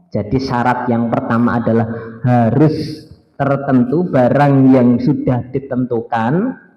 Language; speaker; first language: Indonesian; native; Indonesian